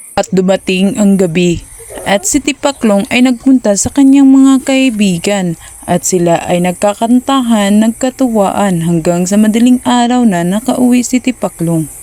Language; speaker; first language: Filipino; native; Filipino